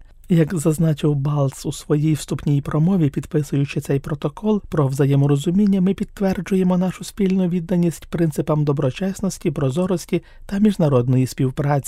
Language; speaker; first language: Ukrainian; native; Ukrainian